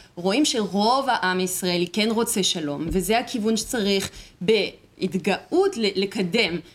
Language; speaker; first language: Hebrew; non-native, fluent; French